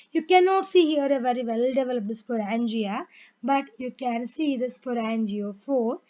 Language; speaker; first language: English; non-native, local second language; Kannada